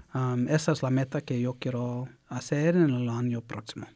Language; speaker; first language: Spanish; early bilingual, heritage; English